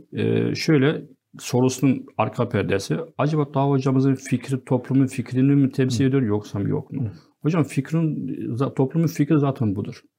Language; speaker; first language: Turkish; non-native, fluent; Arabic